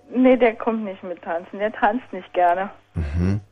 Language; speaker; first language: German; non-native, fluent; Polish